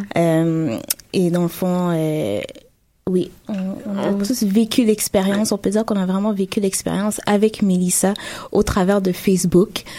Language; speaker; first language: French; native; French